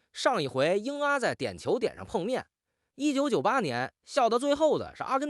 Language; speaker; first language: Chinese; native; Chinese